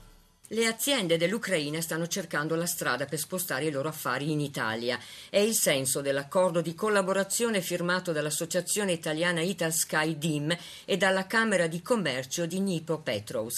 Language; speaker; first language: Italian; native; Italian